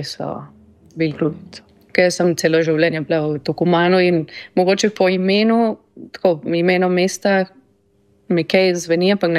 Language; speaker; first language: Slovenian; non-native, fluent; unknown